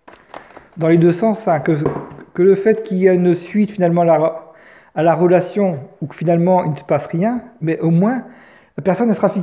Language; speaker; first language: French; native; French